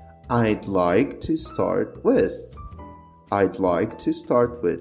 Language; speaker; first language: English; non-native, fluent; Portuguese